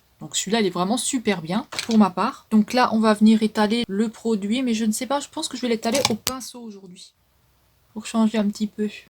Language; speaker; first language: French; native; French